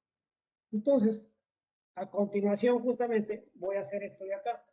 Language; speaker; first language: Spanish; native; Spanish